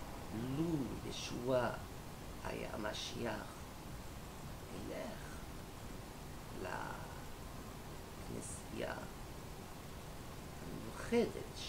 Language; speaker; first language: Hebrew; non-native, learner; French